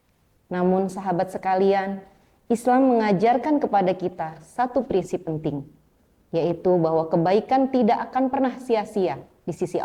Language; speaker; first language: Indonesian; native; Indonesian